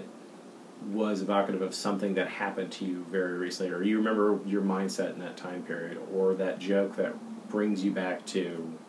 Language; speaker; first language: English; native; English